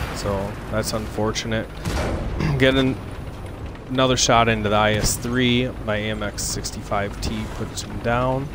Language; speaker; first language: English; native; English